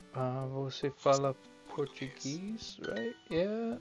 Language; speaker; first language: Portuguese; non-native, learner; English